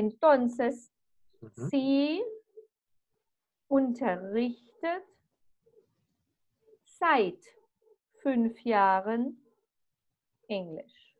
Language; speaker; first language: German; non-native, fluent; Spanish